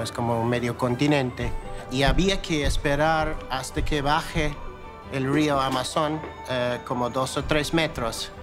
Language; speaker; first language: Spanish; non-native, fluent; English